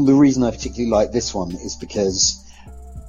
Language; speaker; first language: English; native; English